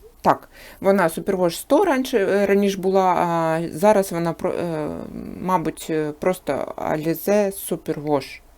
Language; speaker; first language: Ukrainian; non-native, local second language; Russian